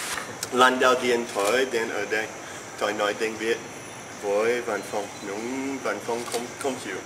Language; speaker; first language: Vietnamese; non-native, learner; English